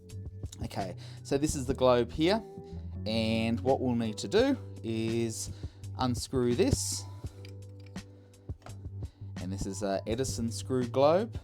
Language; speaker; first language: English; native; English